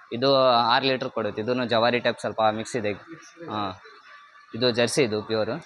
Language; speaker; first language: Kannada; non-native, local second language; Urdu